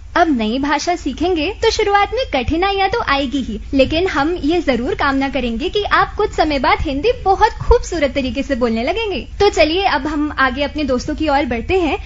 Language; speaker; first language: Hindi; native; Hindi